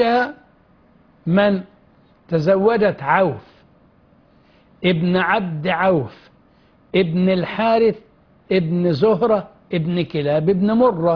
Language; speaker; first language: Arabic; native; Arabic